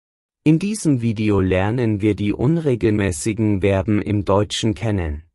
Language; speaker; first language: German; non-native, fluent; Persian